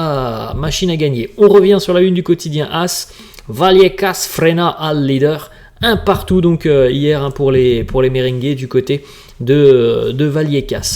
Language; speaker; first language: French; native; French